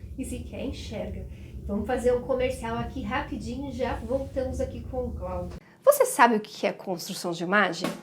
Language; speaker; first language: Portuguese; native; Portuguese